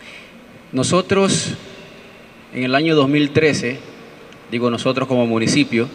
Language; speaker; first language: Spanish; native; Spanish